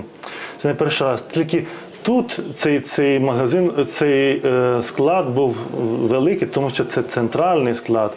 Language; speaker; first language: Ukrainian; non-native, fluent; Lithuanian